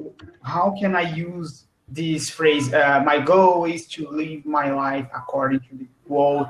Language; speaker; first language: English; non-native, learner; Portuguese